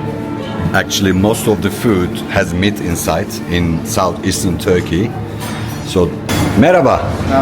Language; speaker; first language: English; non-native, fluent; Turkish